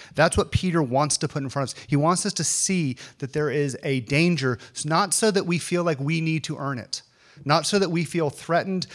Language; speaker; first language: English; native; English